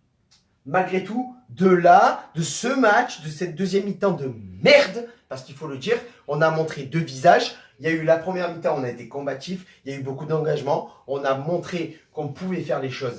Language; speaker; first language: French; native; French